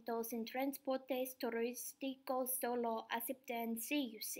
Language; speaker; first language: Spanish; non-native, learner; English